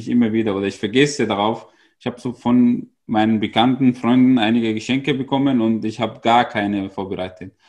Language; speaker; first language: German; non-native, fluent; Arabic